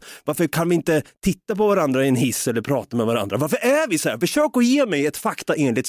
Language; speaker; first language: Swedish; native; Swedish